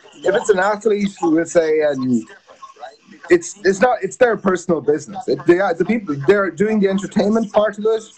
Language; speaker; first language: English; native; English